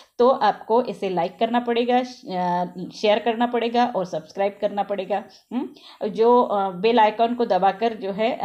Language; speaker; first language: Hindi; non-native, local second language; Marathi